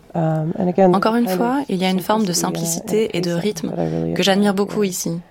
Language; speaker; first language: French; native; French